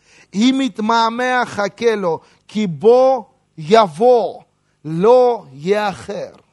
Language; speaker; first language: Hebrew; non-native, fluent; Russian